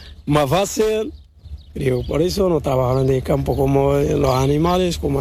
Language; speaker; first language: Spanish; non-native, learner; Arabic